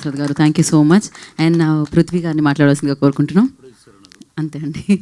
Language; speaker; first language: Telugu; native; Telugu